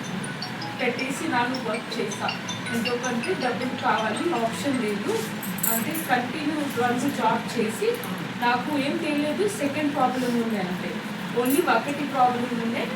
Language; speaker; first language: Telugu; non-native, learner; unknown